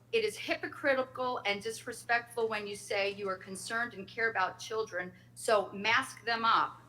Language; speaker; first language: English; native; English